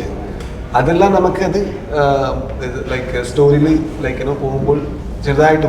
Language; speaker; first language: Malayalam; non-native, local second language; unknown